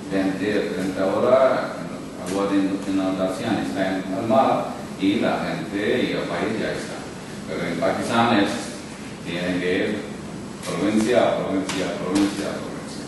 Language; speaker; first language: Spanish; non-native, local second language; Urdu